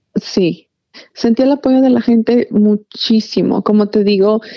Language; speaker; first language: Spanish; native; Spanish